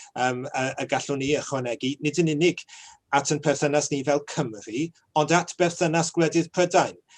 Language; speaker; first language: Welsh; native; Welsh